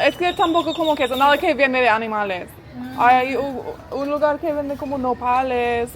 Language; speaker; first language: Spanish; non-native, learner; English